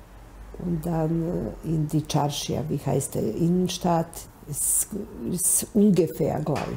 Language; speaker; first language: German; non-native, learner; Bosnian